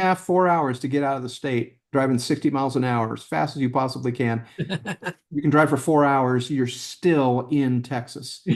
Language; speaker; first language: English; native; English